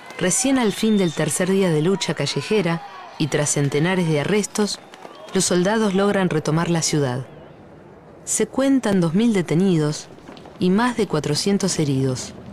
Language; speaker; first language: Spanish; native; Spanish